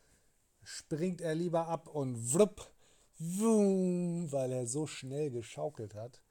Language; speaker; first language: German; native; German